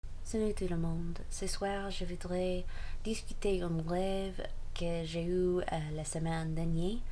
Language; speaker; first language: French; non-native, learner; English